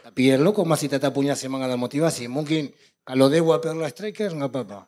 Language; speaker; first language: Indonesian; non-native, fluent; Spanish